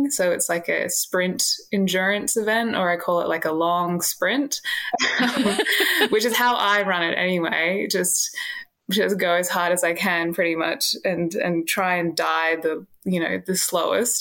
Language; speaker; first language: English; native; English